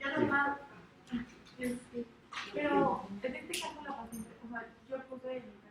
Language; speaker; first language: Spanish; native; Spanish